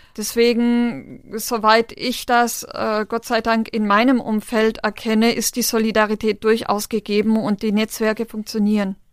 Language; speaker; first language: German; non-native, local second language; Romany